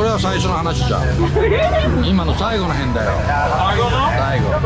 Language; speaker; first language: Japanese; native; Japanese